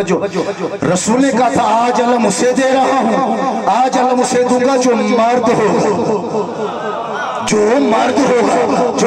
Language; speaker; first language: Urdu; non-native, local second language; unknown